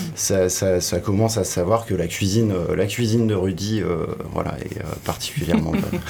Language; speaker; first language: French; native; French